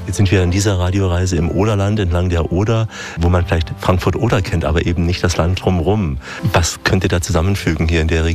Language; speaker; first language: German; native; German